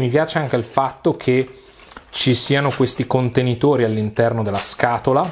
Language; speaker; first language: Italian; native; Italian